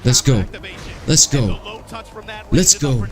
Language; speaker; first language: English; non-native, local second language; Arabic